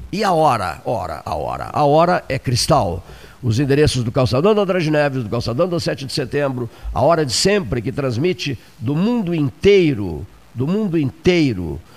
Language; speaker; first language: Portuguese; native; Portuguese